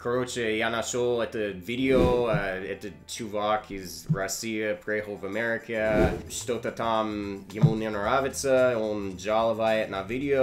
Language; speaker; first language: Russian; non-native, learner; English